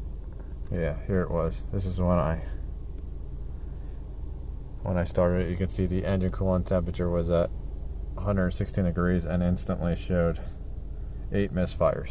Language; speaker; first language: English; native; English